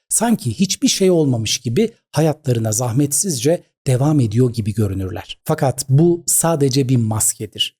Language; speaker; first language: Turkish; native; Turkish